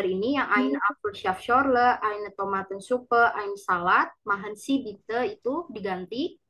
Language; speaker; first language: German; non-native, fluent; Indonesian